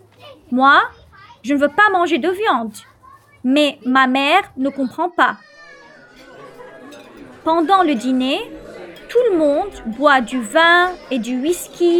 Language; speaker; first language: French; non-native, local second language; Arabic